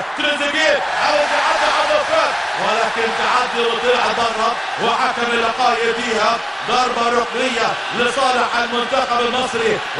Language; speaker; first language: Arabic; native; Arabic